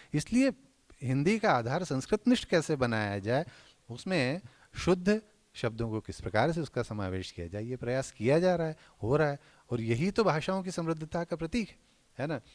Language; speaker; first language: Hindi; non-native, local second language; Marathi